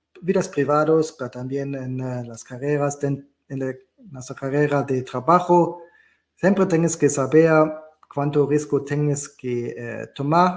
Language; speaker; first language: Spanish; non-native, learner; German